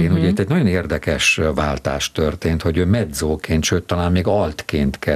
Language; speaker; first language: Hungarian; native; Hungarian